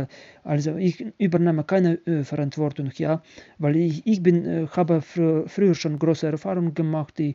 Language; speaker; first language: German; non-native, learner; Ukrainian